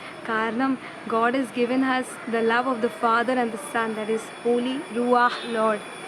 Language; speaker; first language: English; non-native, local second language; Malayalam